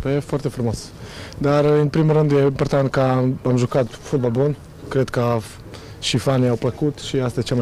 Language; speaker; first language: Romanian; non-native, fluent; Croatian